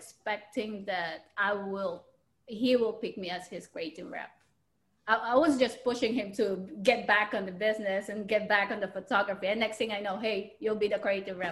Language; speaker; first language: English; non-native, local second language; Filipino